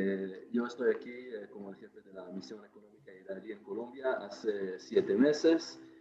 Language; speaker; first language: Spanish; non-native, fluent; Hebrew